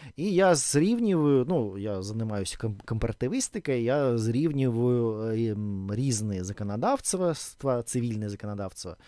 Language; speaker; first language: Ukrainian; non-native, fluent; Russian